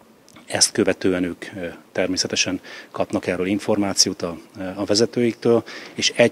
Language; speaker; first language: Hungarian; native; Hungarian